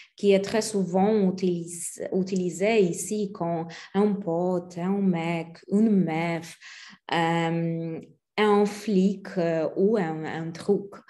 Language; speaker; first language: French; non-native, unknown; Polish